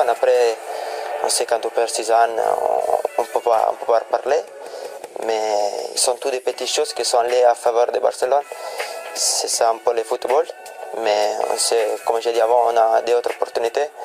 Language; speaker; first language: French; non-native, fluent; Italian